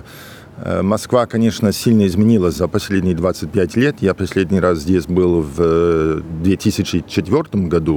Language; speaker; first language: Russian; non-native, fluent; English